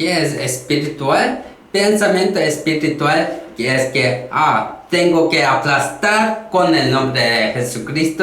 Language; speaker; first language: Spanish; non-native, learner; Korean